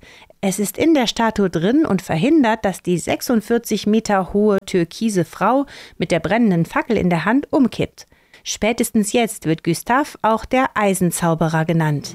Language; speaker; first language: German; native; German